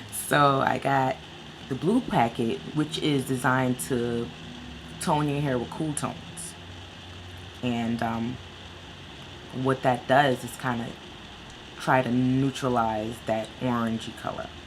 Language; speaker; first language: English; native; English